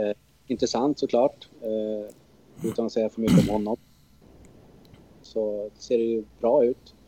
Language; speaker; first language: Swedish; native; Swedish